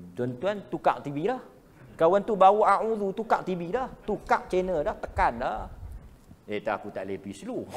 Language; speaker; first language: Malay; native; Malay